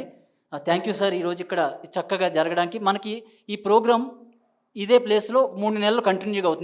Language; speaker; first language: Telugu; native; Telugu